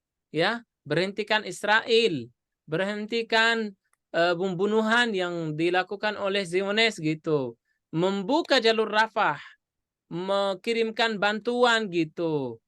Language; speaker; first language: Indonesian; non-native, fluent; Arabic